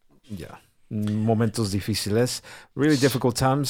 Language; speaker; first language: English; non-native, fluent; Spanish